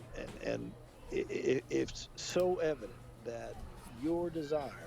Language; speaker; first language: English; native; English